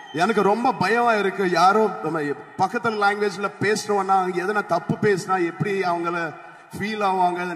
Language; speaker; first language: Tamil; non-native, learner; Telugu